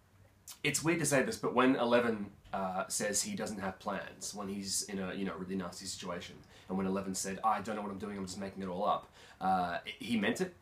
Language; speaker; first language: English; native; English